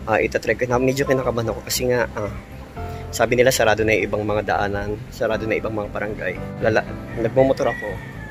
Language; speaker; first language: Filipino; native; Filipino